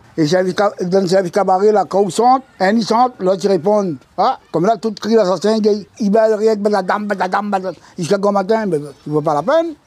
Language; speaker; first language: French; non-native, local second language; Réunion Creole French